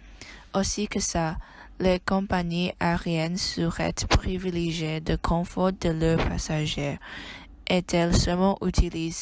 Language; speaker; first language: French; non-native, learner; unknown